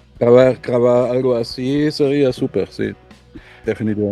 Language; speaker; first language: Spanish; non-native, learner; German